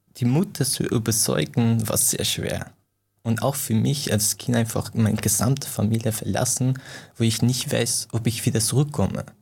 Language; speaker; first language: German; non-native, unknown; Persian